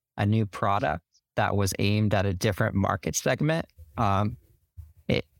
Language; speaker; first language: English; native; English